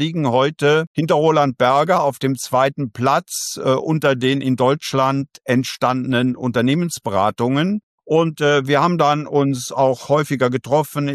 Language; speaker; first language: German; native; German